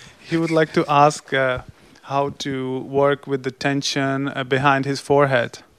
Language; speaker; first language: English; non-native, fluent; Czech